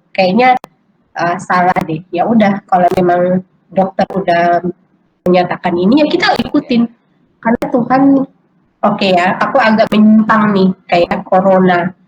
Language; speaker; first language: Indonesian; native; Indonesian